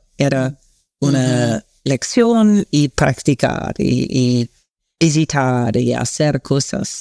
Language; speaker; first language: Spanish; non-native, learner; English